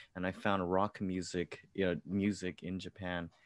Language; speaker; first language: English; native; English